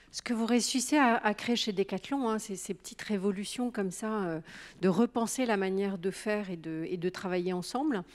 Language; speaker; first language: French; native; French